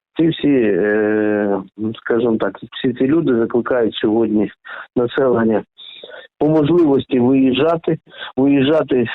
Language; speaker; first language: Ukrainian; native; Ukrainian